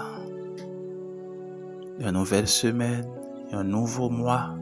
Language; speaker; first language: French; non-native, learner; Haitian Creole